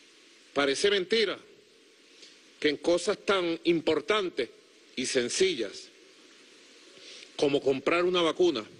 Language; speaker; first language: Spanish; native; Spanish